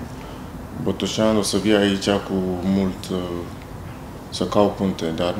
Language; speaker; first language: Romanian; non-native, fluent; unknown